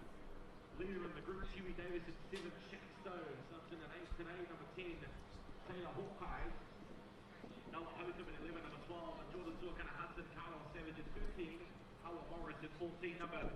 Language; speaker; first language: English; native; English